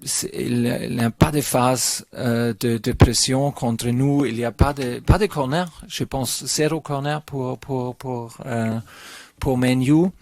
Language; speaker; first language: French; non-native, learner; German